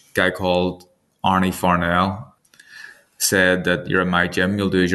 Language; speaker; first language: English; native; English